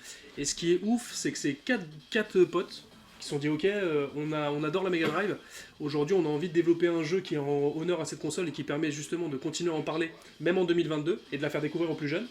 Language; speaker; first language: French; native; French